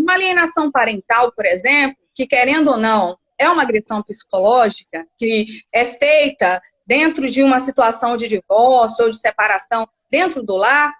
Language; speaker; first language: Portuguese; native; Portuguese